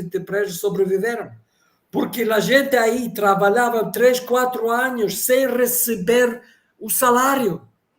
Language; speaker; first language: Portuguese; non-native, fluent; Russian